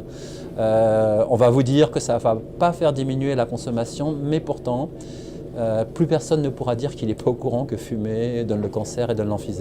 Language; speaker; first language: French; native; French